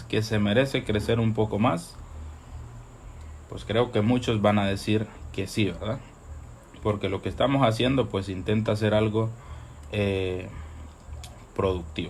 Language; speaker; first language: Spanish; native; Spanish